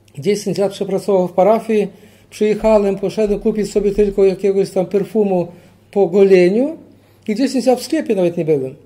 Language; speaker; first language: Polish; early bilingual, heritage; Polish